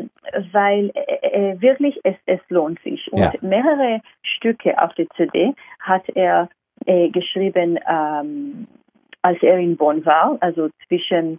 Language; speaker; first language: German; non-native, fluent; Hebrew